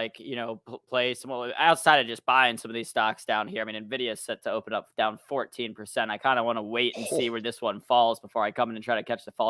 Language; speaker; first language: English; native; English